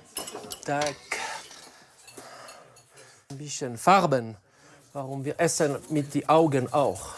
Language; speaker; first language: German; non-native, learner; French